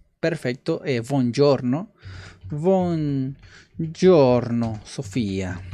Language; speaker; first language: Italian; non-native, learner; Spanish